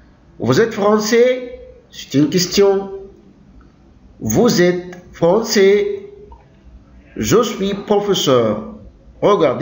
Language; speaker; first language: French; non-native, local second language; Arabic